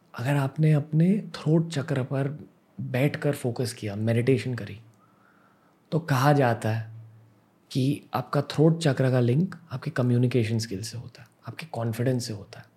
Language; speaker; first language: Hindi; non-native, local second language; English